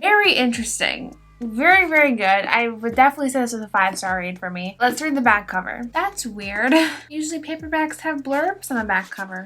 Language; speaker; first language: English; native; English